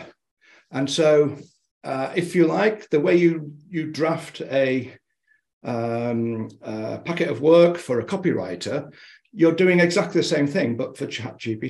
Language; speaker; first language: English; native; English